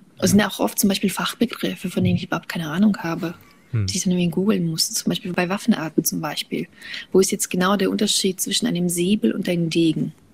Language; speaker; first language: German; early bilingual, other home language; Russian